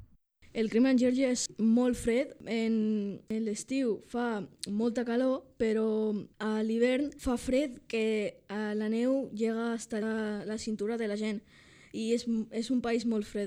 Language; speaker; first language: Catalan; early bilingual, other home language; Georgian